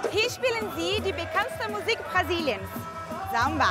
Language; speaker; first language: German; early bilingual, heritage; German